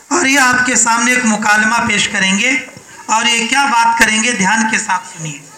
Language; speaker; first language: Urdu; native; Urdu